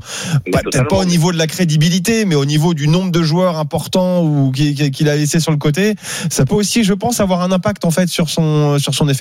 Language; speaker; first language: French; native; French